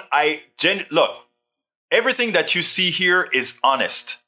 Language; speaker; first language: English; non-native, fluent; Spanish